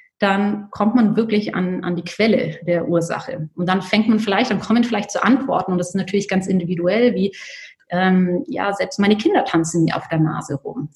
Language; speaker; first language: German; native; German